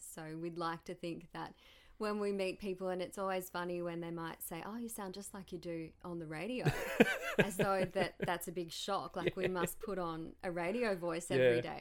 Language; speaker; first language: English; native; English